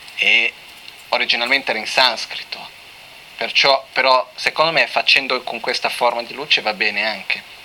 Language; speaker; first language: Italian; non-native, fluent; Portuguese